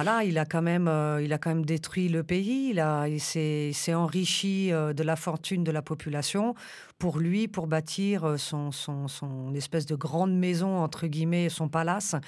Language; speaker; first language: French; early bilingual, other home language; Romanian